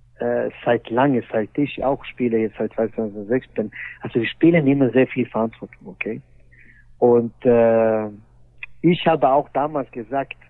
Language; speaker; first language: German; non-native, fluent; Swedish